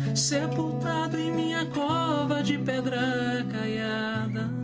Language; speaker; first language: Portuguese; native; Portuguese